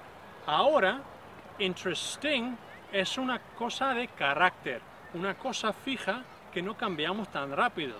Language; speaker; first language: Spanish; non-native, fluent; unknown